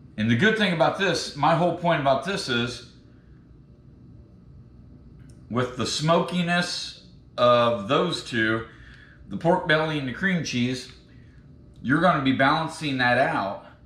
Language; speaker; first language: English; native; English